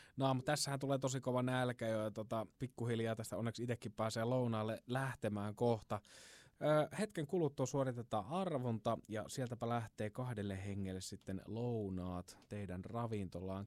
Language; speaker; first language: Finnish; native; Finnish